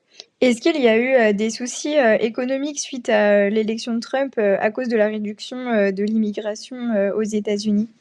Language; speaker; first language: French; native; French